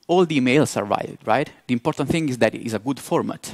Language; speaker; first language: English; non-native, fluent; Italian